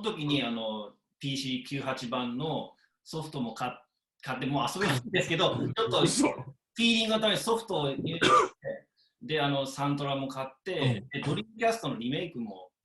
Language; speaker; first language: Japanese; native; Japanese